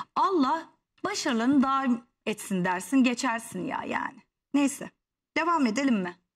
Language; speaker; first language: Turkish; native; Turkish